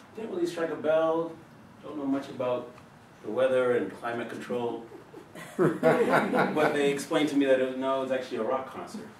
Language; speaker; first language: English; native; English